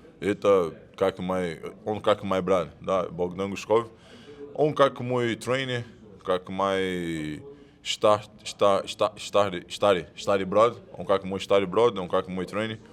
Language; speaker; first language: Russian; non-native, learner; Portuguese